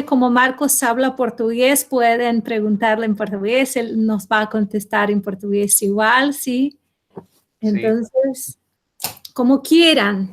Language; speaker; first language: Spanish; non-native, fluent; Portuguese